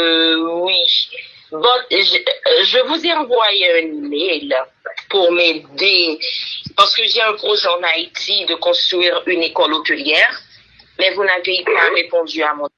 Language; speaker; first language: French; early bilingual, heritage; French